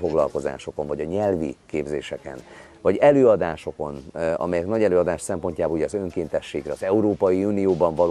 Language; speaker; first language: Hungarian; native; Hungarian